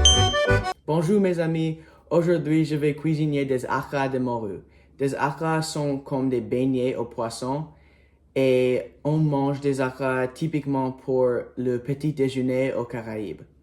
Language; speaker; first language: French; non-native, learner; English